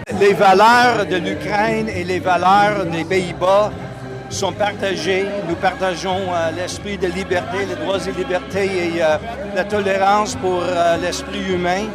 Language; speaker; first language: French; non-native, fluent; Dutch